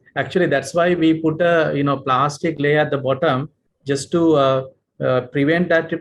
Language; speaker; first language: English; non-native, local second language; Sinhala